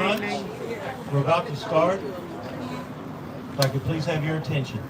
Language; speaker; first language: English; native; English